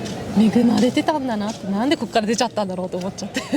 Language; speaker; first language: Japanese; native; Japanese